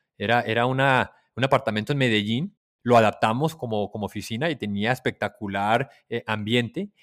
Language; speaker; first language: Spanish; native; Spanish